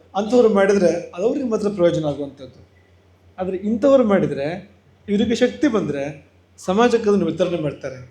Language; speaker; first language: Kannada; native; Kannada